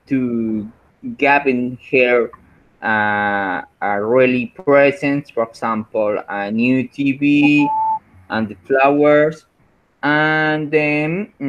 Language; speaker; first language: English; non-native, learner; Spanish